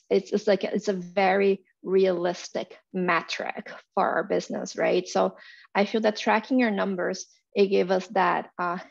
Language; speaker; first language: English; non-native, fluent; Portuguese